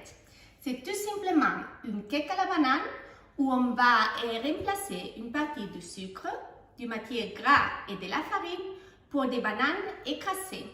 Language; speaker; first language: French; non-native, fluent; Spanish